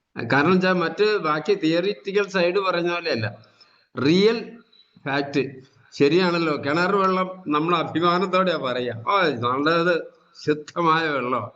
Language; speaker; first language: Malayalam; native; Malayalam